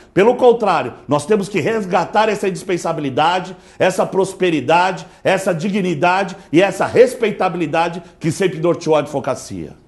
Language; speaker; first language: Portuguese; native; Portuguese